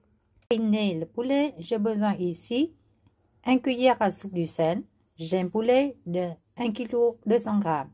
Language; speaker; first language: French; non-native, learner; Vietnamese